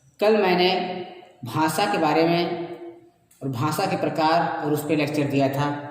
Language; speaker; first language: Hindi; native; Hindi